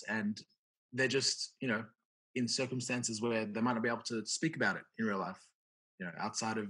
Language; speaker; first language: English; native; English